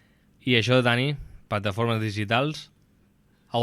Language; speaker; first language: Catalan; native; Catalan